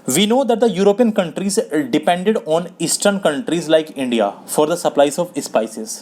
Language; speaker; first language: English; non-native, local second language; Hindi